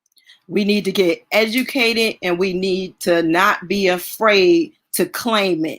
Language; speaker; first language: English; native; English